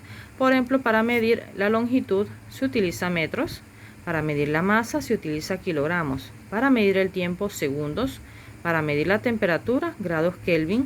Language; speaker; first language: Spanish; native; Spanish